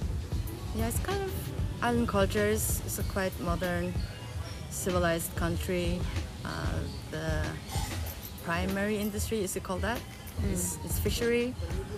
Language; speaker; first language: English; non-native, fluent; Faroese